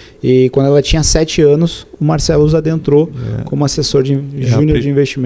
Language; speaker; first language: Portuguese; native; Portuguese